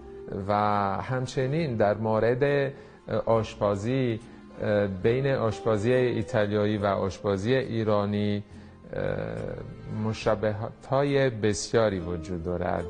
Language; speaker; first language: Persian; non-native, fluent; Italian